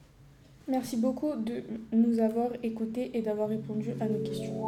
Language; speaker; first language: French; native; French